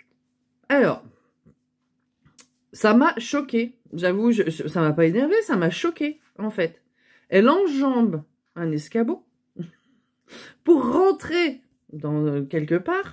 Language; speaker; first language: French; native; French